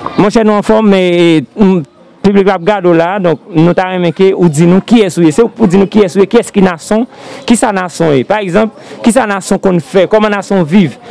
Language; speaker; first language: Haitian Creole; native; Haitian Creole